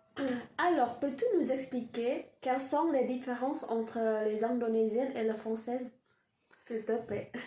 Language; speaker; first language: French; non-native, fluent; Indonesian